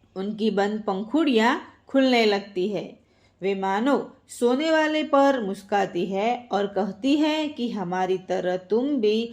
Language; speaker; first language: Hindi; non-native, local second language; Gujarati